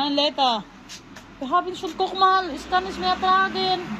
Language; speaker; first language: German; non-native, learner; Waray